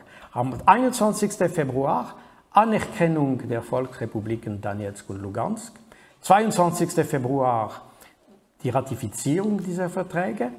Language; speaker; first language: German; non-native, fluent; French